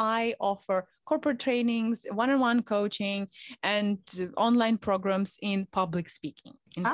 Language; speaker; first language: English; non-native, fluent; Ukrainian